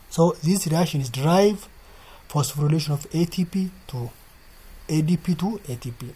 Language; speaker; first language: English; non-native, local second language; Amharic